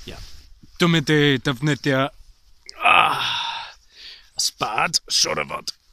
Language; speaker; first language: Welsh; non-native, local second language; English